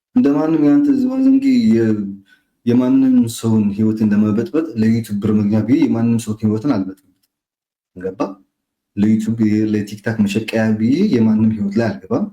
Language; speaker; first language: Amharic; non-native, local second language; Tigrinya